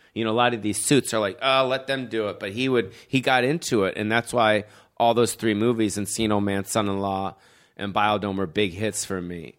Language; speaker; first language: English; native; English